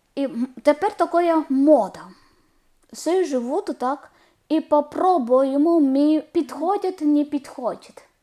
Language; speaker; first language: Ukrainian; non-native, learner; Malayalam